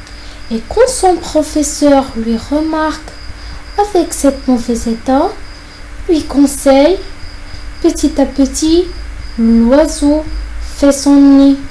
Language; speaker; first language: French; non-native, fluent; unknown